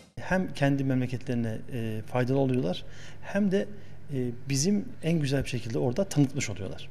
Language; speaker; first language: Turkish; native; Turkish